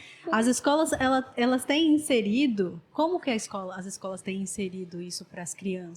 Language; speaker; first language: Portuguese; native; Portuguese